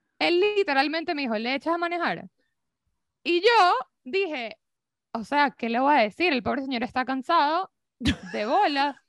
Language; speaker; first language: Spanish; native; Spanish